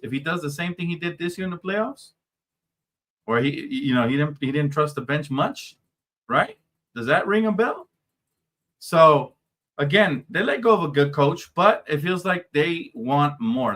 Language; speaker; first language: English; native; English